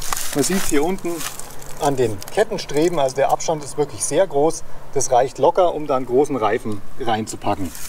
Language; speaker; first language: German; native; German